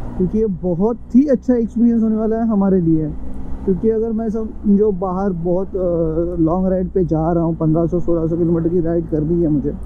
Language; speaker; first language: Hindi; non-native, local second language; Marathi